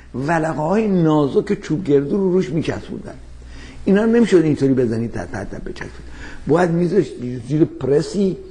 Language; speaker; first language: Persian; native; Persian